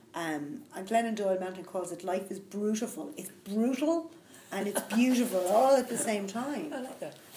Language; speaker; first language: English; native; English